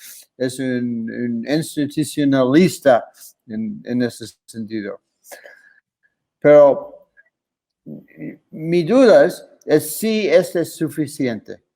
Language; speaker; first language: Spanish; non-native, fluent; English